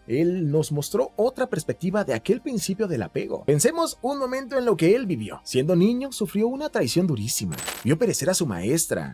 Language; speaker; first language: Spanish; native; Spanish